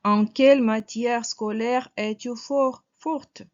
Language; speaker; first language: French; non-native, fluent; Russian